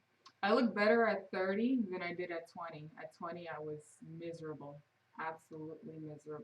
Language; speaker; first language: English; native; English